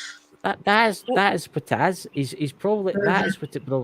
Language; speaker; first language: English; native; English